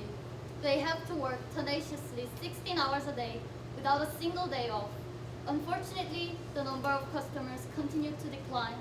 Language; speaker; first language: English; non-native, learner; Korean